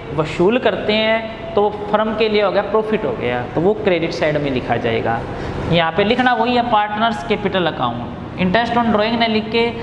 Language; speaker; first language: Hindi; native; Hindi